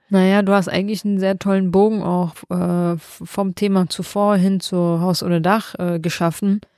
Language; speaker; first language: German; early bilingual, other home language; Kurdish